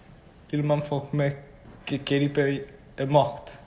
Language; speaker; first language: French; non-native, learner; Spanish